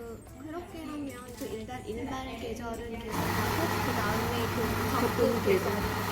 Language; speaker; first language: Korean; non-native, fluent; Vietnamese